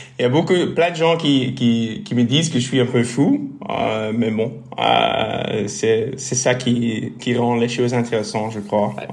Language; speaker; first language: French; non-native, local second language; Dutch